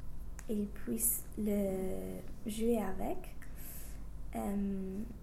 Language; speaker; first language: French; non-native, learner; English